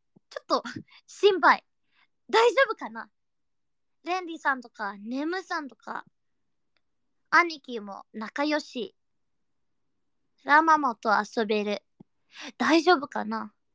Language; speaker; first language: Japanese; non-native, learner; Indonesian